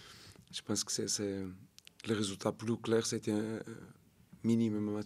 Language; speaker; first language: French; non-native, learner; Portuguese